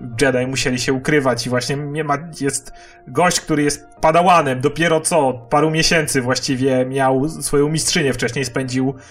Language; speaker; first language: Polish; native; Polish